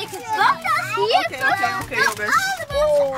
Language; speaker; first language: Dutch; early bilingual, other home language; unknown